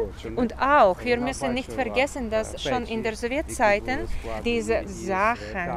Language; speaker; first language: German; non-native, fluent; Ukrainian